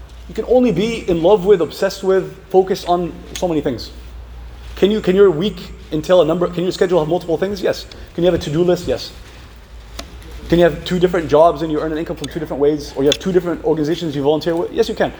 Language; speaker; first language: English; native; English